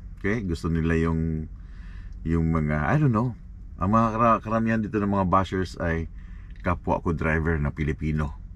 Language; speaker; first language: Filipino; non-native, local second language; Cebuano